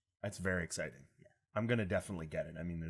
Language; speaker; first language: English; native; English